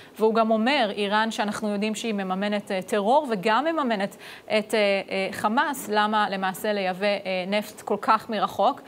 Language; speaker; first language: Hebrew; native; Hebrew